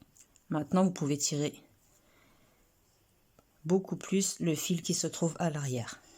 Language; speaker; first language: French; native; French